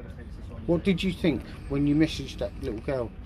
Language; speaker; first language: English; native; English